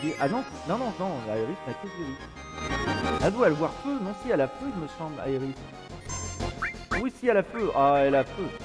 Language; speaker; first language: French; native; French